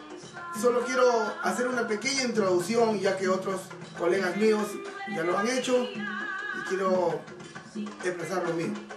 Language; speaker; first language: Spanish; native; Spanish